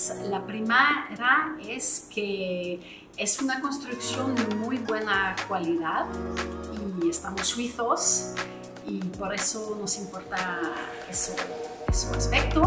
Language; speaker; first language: Spanish; non-native, fluent; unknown